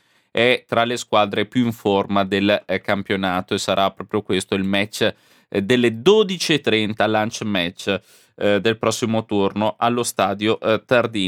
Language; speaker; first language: Italian; native; Italian